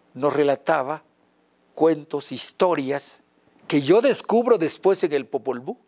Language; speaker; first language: Spanish; non-native, local second language; Yucateco